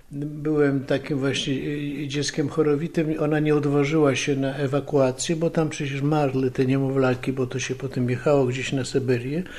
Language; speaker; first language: Polish; early bilingual, other home language; Russian